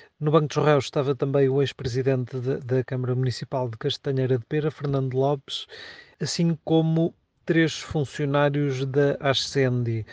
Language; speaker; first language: Portuguese; native; Portuguese